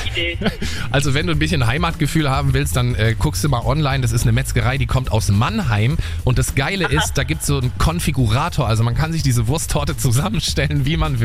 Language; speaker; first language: German; native; German